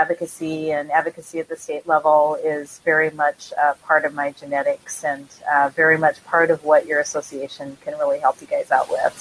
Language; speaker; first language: English; native; English